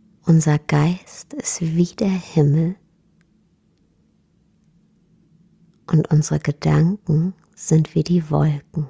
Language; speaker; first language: German; native; German